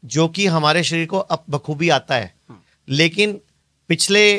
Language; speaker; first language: Hindi; native; Hindi